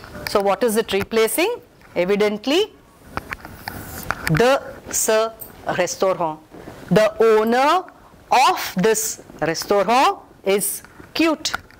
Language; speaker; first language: English; non-native, local second language; Telugu